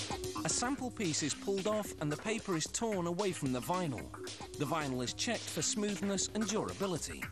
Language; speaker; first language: English; native; English